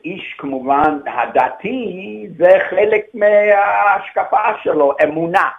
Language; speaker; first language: Hebrew; non-native, fluent; English